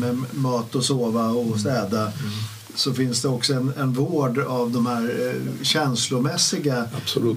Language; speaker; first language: Swedish; native; Swedish